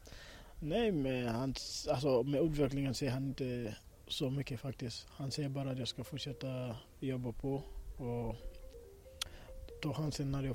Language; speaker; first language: Swedish; early bilingual, other home language; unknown